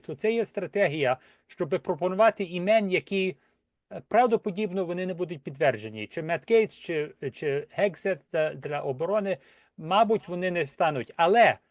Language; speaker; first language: Ukrainian; early bilingual, heritage; Ukrainian